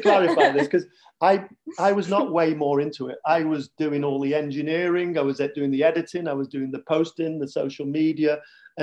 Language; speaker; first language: English; native; English